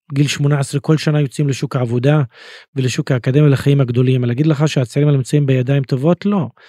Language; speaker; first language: Hebrew; non-native, local second language; Arabic